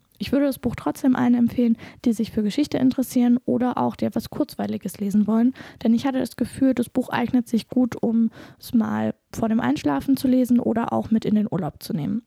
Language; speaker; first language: German; native; German